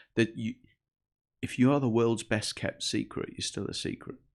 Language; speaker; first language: English; native; English